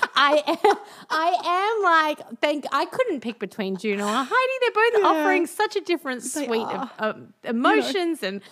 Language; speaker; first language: English; native; English